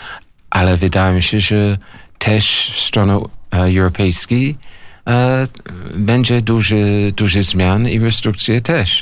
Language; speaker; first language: Polish; non-native, learner; English